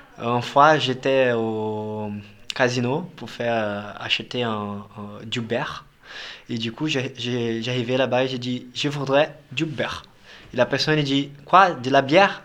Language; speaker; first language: French; non-native, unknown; Portuguese